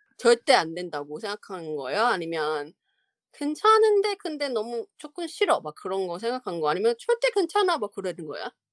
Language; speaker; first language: Korean; non-native, learner; Chinese